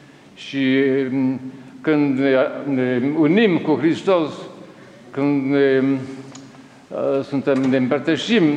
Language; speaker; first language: Romanian; non-native, learner; French